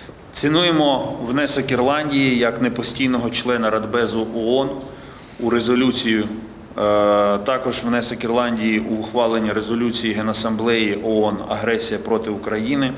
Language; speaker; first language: Ukrainian; native; Ukrainian